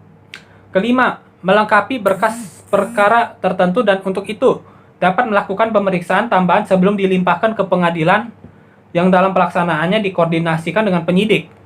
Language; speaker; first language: Indonesian; native; Indonesian